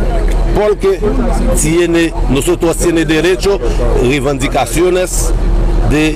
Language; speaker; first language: Spanish; non-native, local second language; Haitian Creole